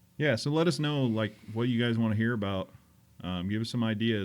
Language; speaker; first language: English; native; English